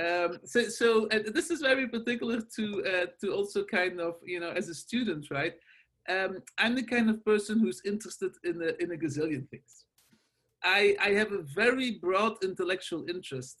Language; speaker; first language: English; non-native, fluent; Dutch